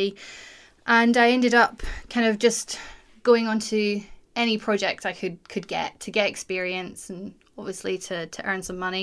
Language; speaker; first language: English; native; English